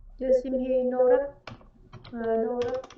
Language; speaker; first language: Korean; non-native, learner; Vietnamese